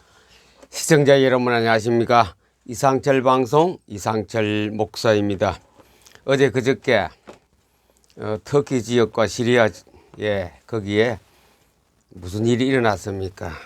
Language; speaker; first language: Korean; native; Korean